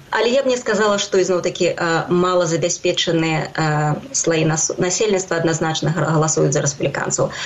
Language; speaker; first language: Belarusian; native; Belarusian